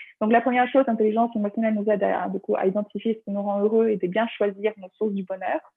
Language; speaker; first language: French; non-native, fluent; Ukrainian